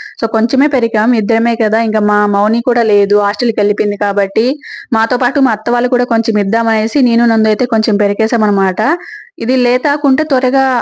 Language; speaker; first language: Telugu; native; Telugu